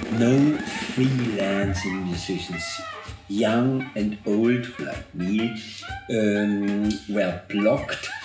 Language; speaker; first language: English; non-native, fluent; German